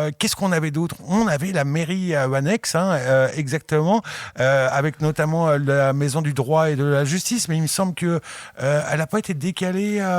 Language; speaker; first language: French; native; French